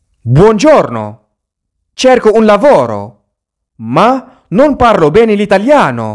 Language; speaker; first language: Italian; non-native, fluent; Arabic